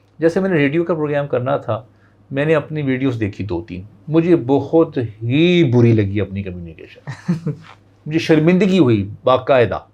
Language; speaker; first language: Urdu; non-native, local second language; Punjabi